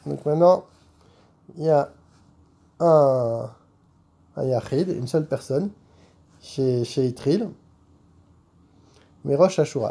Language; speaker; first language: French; native; French